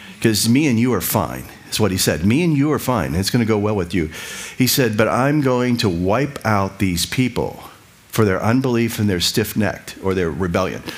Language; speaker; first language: English; native; English